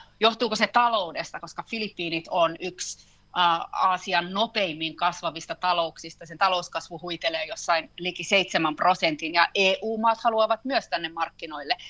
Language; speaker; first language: Finnish; native; Finnish